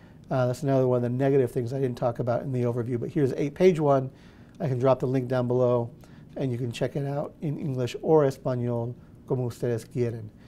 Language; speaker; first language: English; early bilingual, other home language; Spanish